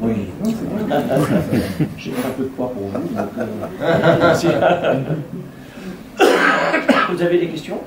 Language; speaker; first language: French; native; French